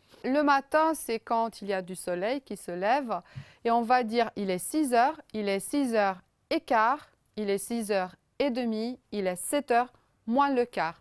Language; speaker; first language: French; non-native, fluent; Romanian